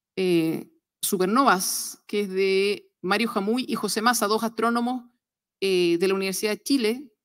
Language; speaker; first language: Spanish; native; Spanish